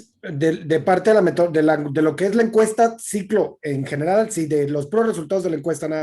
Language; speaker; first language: Spanish; native; Spanish